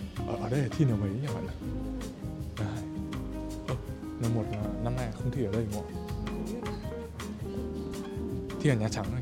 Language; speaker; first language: Japanese; non-native, fluent; Vietnamese